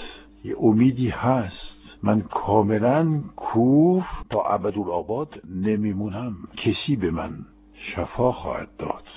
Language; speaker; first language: Persian; non-native, fluent; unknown